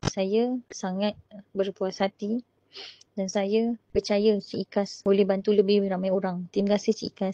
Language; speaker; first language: Malay; native; Malay